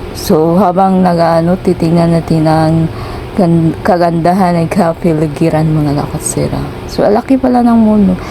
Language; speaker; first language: Filipino; non-native, local second language; Cebuano